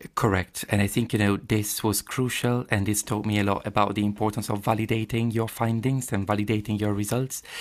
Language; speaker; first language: English; non-native, fluent; Italian